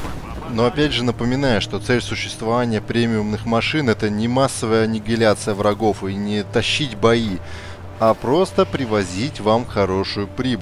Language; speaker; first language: Russian; native; Russian